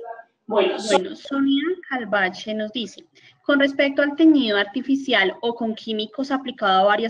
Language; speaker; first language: Spanish; native; Spanish